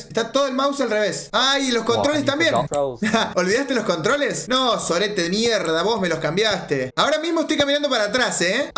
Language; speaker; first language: Spanish; native; Spanish